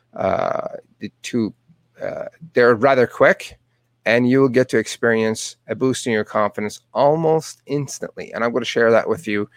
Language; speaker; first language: English; non-native, fluent; Persian